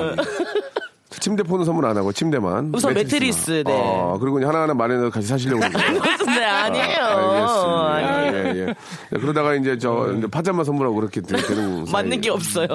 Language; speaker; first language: Korean; native; Korean